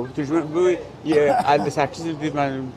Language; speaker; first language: Turkish; non-native, learner; Azerbaijani